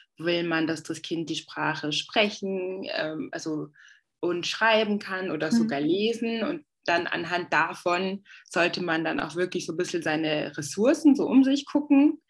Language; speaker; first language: German; non-native, fluent; French